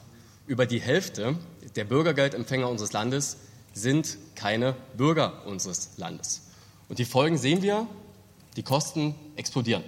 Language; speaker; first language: German; native; German